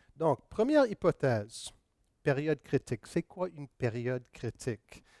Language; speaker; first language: French; non-native, local second language; English